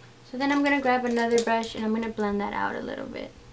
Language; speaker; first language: English; early bilingual, other home language; Spanish